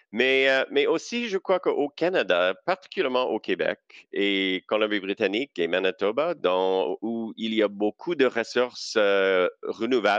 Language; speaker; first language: French; non-native, local second language; English